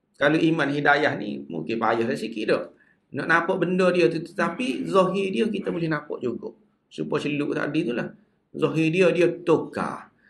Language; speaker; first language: Malay; native; Malay